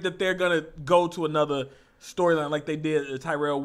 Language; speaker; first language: English; native; English